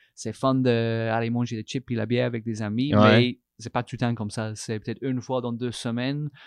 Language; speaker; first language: French; non-native, fluent; English